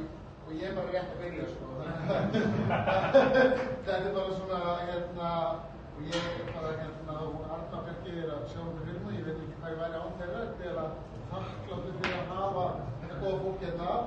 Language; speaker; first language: Icelandic; native; Icelandic